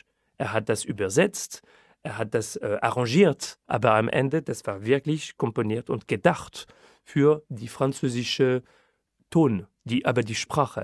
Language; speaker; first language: German; non-native, fluent; French